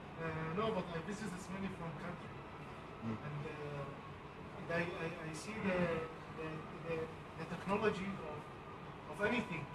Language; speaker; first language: English; non-native, learner; Arabic